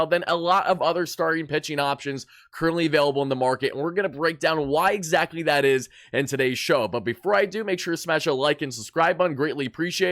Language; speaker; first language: English; native; English